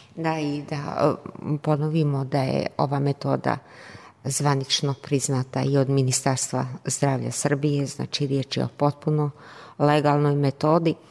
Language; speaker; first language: Serbian; native; Serbian